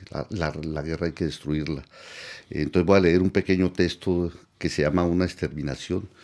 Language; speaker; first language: Spanish; native; Spanish